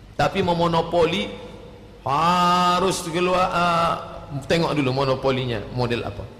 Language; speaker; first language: Malay; native; Malay